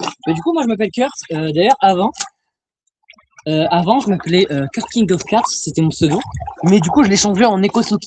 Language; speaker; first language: French; native; French